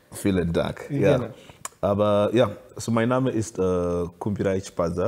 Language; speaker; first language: German; non-native, learner; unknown